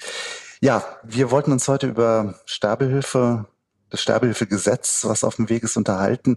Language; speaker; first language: German; native; German